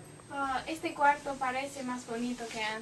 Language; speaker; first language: Spanish; non-native, learner; English